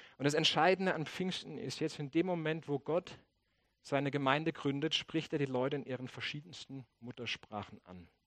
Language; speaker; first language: German; native; German